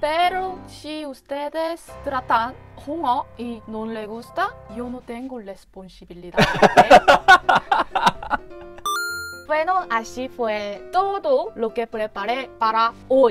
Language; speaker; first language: Spanish; non-native, learner; Korean